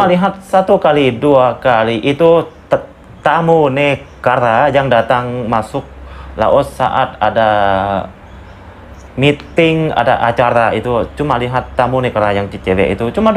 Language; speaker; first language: Indonesian; non-native, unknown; Lao